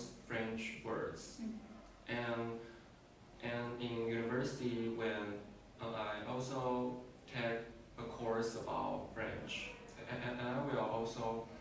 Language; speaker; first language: English; non-native, learner; Chinese